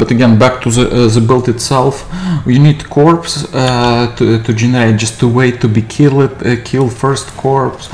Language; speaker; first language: English; non-native, fluent; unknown